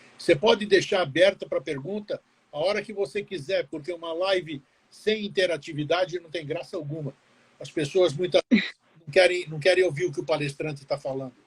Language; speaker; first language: Portuguese; early bilingual, other home language; Greek